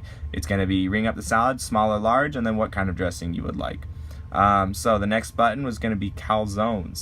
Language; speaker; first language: English; native; English